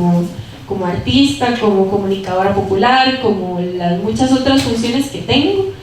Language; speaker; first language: Spanish; native; Spanish